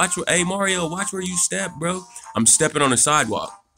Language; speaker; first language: English; native; English